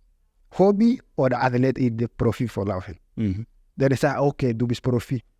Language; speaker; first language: German; non-native, learner; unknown